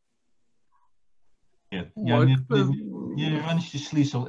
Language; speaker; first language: Russian; non-native, fluent; Dutch